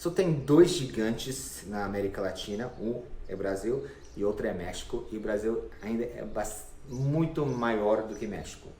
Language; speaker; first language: Portuguese; non-native, fluent; English